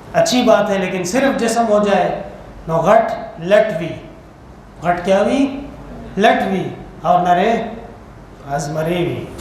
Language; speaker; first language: Urdu; non-native, local second language; Pashto